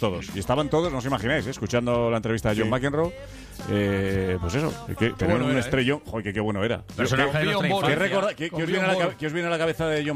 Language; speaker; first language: Spanish; native; Spanish